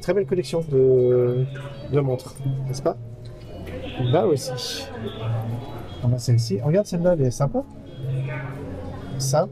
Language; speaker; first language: French; native; French